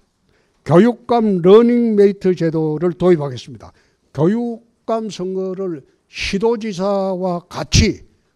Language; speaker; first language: Korean; native; Korean